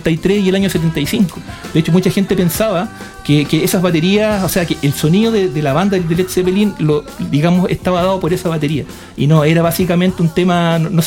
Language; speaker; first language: Spanish; native; Spanish